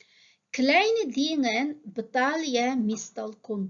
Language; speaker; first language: Dutch; non-native, fluent; Uyghur